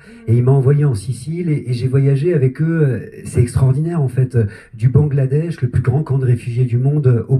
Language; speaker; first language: French; native; French